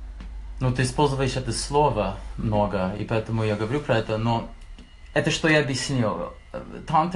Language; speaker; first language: Russian; non-native, learner; English